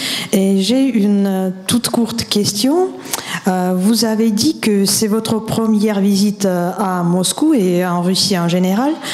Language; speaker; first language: French; non-native, fluent; Russian